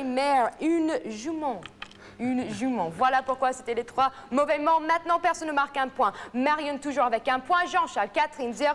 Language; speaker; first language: French; non-native, fluent; English